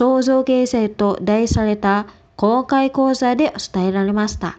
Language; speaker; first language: Japanese; non-native, fluent; Indonesian